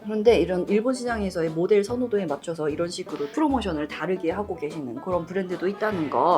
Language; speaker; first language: Korean; native; Korean